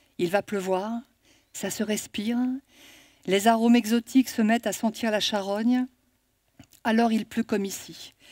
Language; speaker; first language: French; native; French